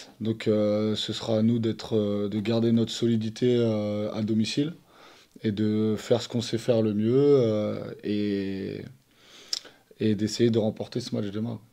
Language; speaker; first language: French; native; French